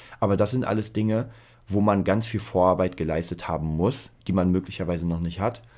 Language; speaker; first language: German; early bilingual, other home language; Polish